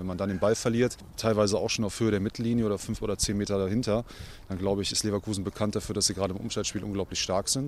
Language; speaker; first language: German; native; German